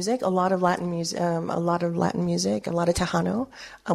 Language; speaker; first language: English; early bilingual, other home language; Spanish